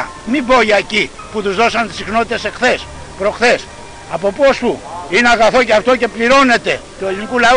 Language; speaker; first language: Greek; native; Greek